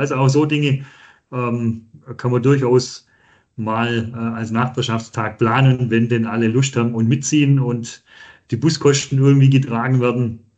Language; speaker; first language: German; native; German